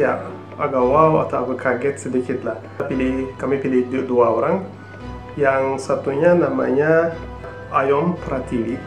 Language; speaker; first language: Indonesian; non-native, fluent; Turkish